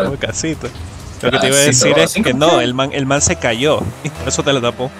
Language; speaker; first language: Spanish; native; Spanish